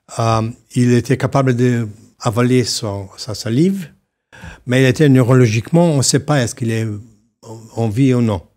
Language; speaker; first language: French; non-native, fluent; Slovenian